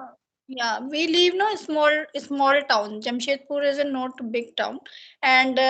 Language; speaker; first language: English; non-native, learner; Hindi